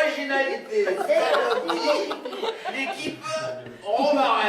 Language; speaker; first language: French; native; French